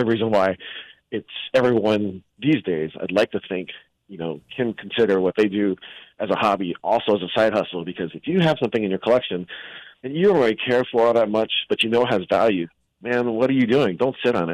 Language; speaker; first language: English; native; English